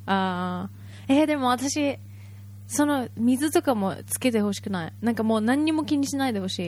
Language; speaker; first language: Japanese; early bilingual, heritage; Japanese